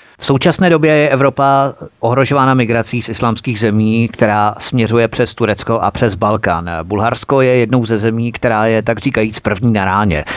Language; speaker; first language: Czech; native; Czech